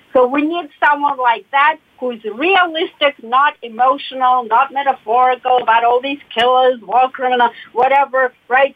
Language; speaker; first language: English; non-native, fluent; Russian